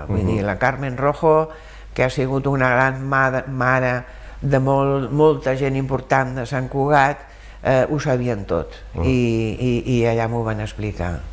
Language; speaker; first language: Catalan; early bilingual, other home language; German